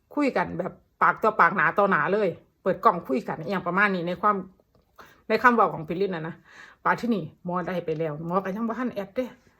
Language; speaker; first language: Thai; native; Thai